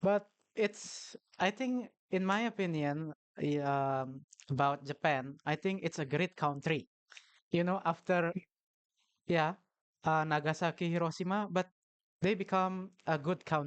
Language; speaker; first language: English; non-native, learner; Indonesian